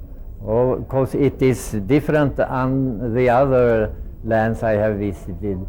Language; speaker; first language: English; non-native, fluent; Swedish